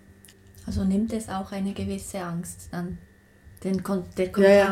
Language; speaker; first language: German; native; German